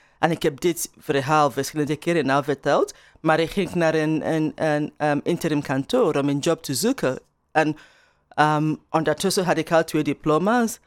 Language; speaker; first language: Dutch; non-native, fluent; Igbo